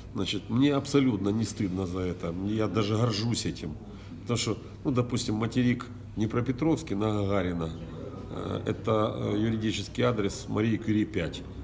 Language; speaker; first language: Russian; native; Russian